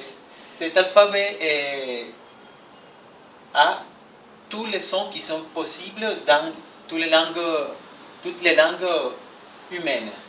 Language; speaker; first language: French; non-native, fluent; Spanish